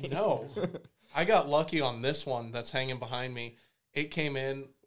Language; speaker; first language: English; native; English